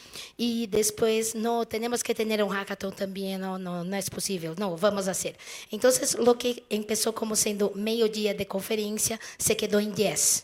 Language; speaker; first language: Spanish; non-native, fluent; Portuguese